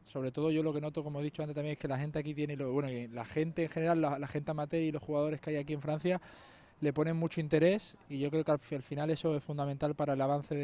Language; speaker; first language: Spanish; native; Spanish